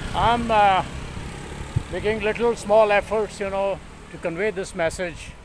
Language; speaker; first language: English; non-native, local second language; Punjabi